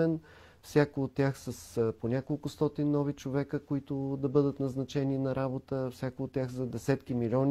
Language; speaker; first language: Bulgarian; native; Bulgarian